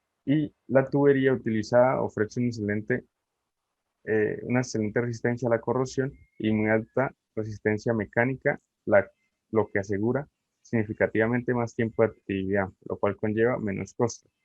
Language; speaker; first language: Spanish; native; Spanish